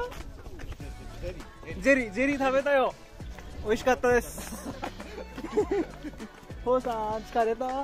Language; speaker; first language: Japanese; non-native, learner; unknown